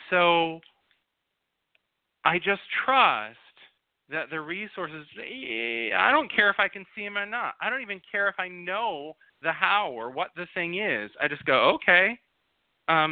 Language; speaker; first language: English; native; English